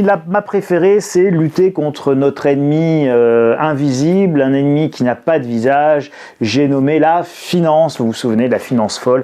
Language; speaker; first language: French; native; French